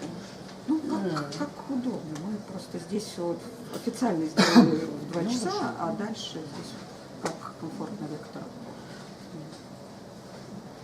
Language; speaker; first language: Russian; native; Russian